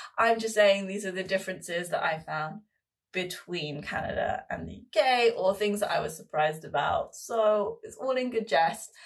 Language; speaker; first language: English; native; English